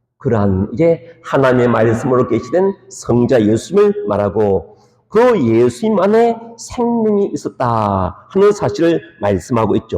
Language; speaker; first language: Korean; native; Korean